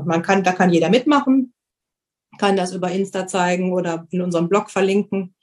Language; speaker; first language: German; native; German